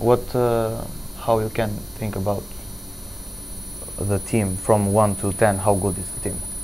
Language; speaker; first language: English; non-native, learner; Albanian